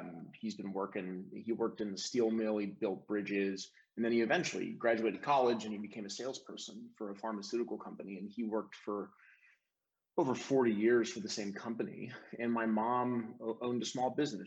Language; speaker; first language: English; native; English